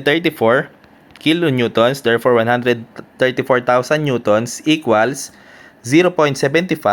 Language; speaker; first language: English; non-native, local second language; Filipino